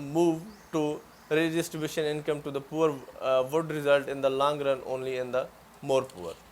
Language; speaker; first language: English; non-native, local second language; Urdu